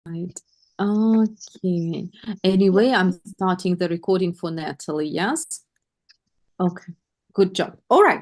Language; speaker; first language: English; non-native, fluent; Russian